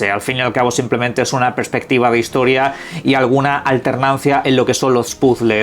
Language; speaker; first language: Spanish; native; Spanish